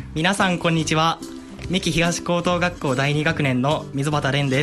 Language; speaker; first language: Japanese; native; Japanese